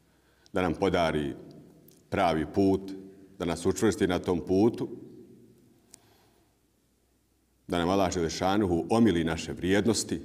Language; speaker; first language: Bosnian; native; Bosnian